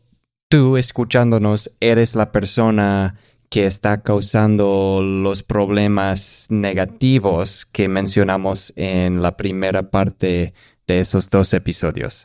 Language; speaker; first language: Spanish; non-native, fluent; English